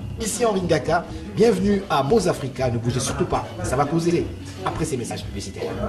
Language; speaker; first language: French; non-native, local second language; Lingala